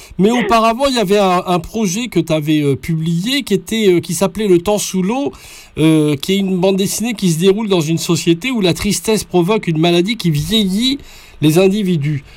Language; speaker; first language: French; native; French